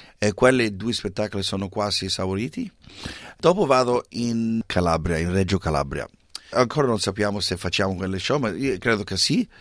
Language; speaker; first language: Italian; early bilingual, heritage; English